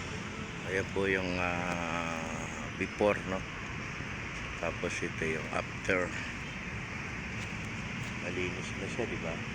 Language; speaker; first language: Filipino; native; Filipino